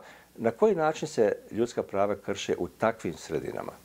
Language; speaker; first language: Serbian; native; Serbian